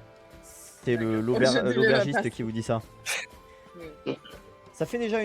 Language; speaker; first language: French; native; French